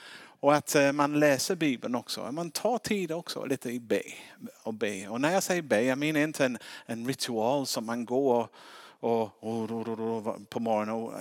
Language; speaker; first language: Swedish; non-native, fluent; English